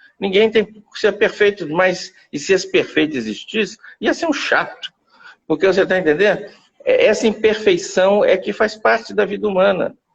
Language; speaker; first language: Portuguese; native; Portuguese